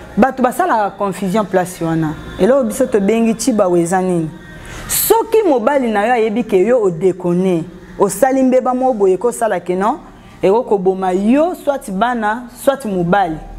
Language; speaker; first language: Lingala; non-native, local second language; Luba-Lulua